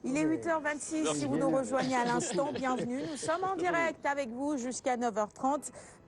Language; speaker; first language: French; non-native, local second language; Wolof